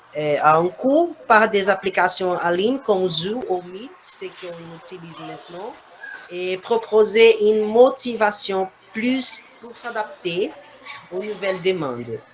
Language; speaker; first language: French; non-native, fluent; Portuguese